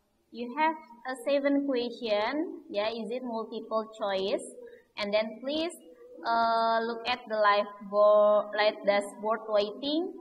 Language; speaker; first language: English; non-native, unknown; Indonesian